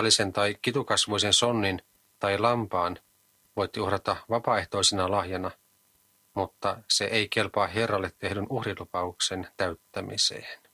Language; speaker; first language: Finnish; native; Finnish